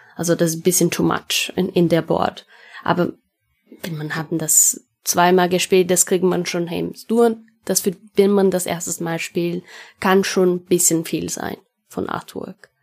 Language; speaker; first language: German; non-native, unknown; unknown